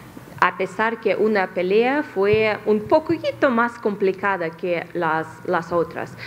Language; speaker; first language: Spanish; non-native, fluent; Russian